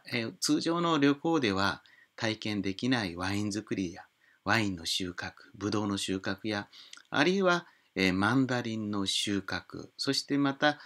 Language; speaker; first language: Japanese; native; Japanese